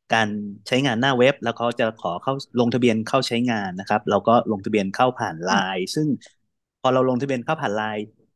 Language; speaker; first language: Thai; native; Thai